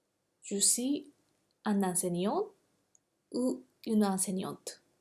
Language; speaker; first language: French; non-native, fluent; Japanese